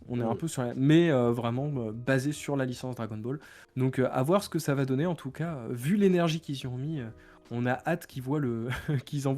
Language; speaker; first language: French; native; French